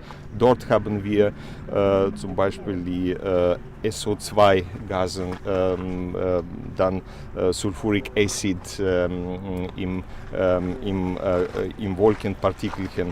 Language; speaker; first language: German; non-native, learner; Russian